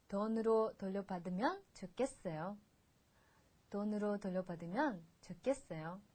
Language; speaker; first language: Korean; non-native, fluent; Russian